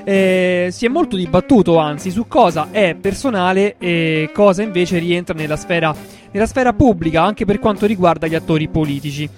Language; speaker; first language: Italian; native; Italian